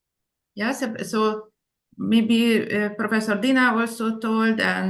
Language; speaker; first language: English; non-native, fluent; Indonesian